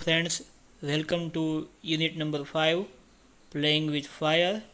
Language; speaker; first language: English; non-native, local second language; Gujarati